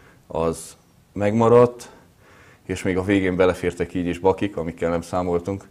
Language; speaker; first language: Hungarian; native; Hungarian